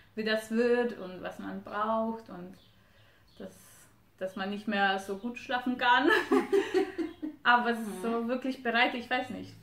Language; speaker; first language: German; non-native, fluent; Romanian